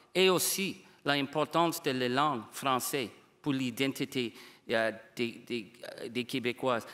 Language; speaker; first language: French; non-native, fluent; English